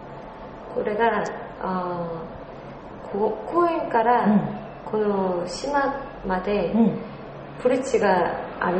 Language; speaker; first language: Japanese; non-native, learner; Korean